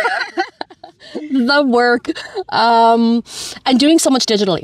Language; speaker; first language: English; native; English